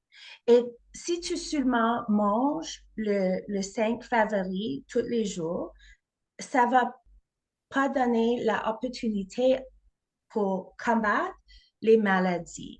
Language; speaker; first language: French; non-native, learner; English